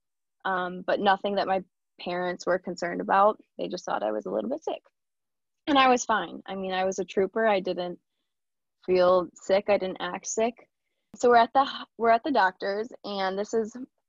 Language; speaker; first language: English; native; English